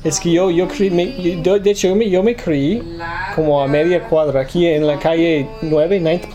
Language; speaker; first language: Spanish; early bilingual, other home language; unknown